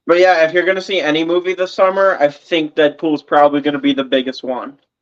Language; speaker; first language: English; native; English